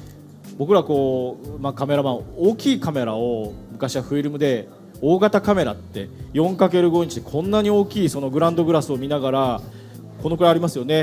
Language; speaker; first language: Japanese; native; Japanese